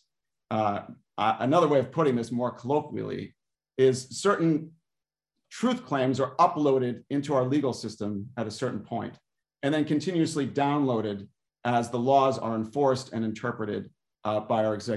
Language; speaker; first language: English; native; English